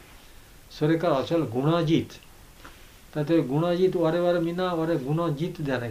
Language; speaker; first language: Japanese; non-native, learner; Bangla